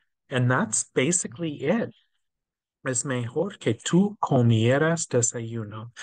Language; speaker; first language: Spanish; non-native, fluent; English